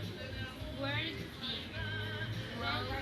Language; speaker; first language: English; non-native, learner; Spanish